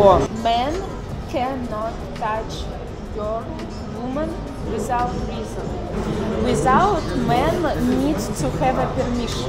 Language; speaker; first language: English; non-native, learner; Russian